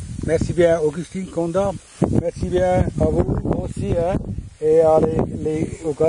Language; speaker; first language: French; non-native, fluent; German